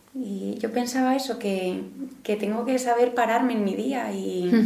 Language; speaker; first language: Spanish; native; Spanish